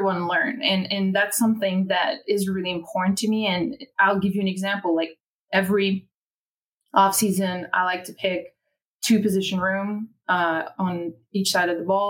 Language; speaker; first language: English; non-native, fluent; French